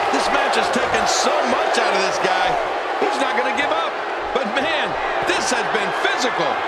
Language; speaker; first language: English; native; English